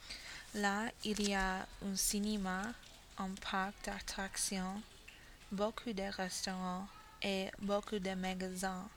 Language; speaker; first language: French; non-native, learner; English